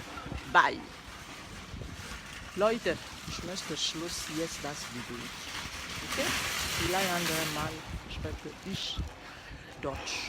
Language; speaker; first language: German; non-native, learner; French